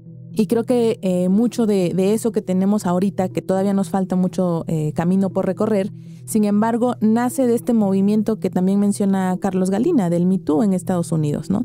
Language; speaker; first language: Spanish; native; Spanish